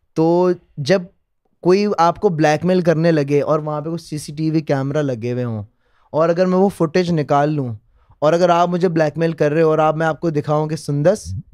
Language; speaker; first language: Urdu; native; Urdu